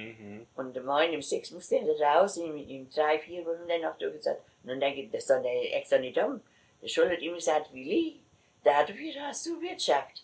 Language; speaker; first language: German; native; German